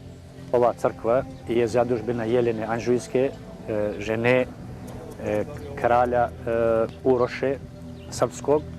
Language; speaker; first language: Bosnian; early bilingual, heritage; Serbian